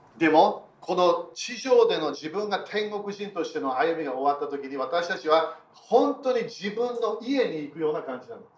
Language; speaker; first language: Japanese; non-native, fluent; English